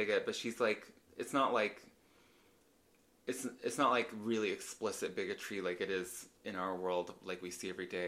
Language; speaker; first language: English; native; English